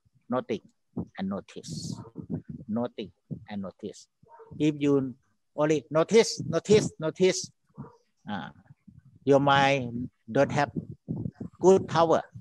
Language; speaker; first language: English; non-native, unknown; Thai